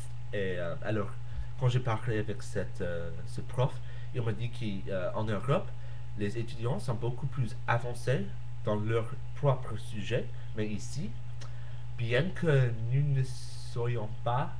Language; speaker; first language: French; non-native, learner; English